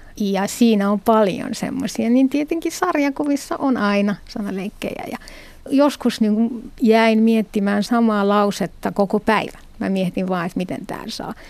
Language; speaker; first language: Finnish; non-native, fluent; Arabic